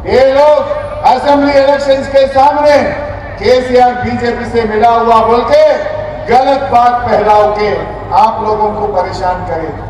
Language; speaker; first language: Hindi; non-native, local second language; Telugu